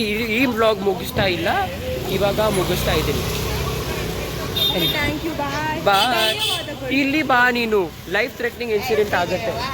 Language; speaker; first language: Kannada; non-native, learner; Marathi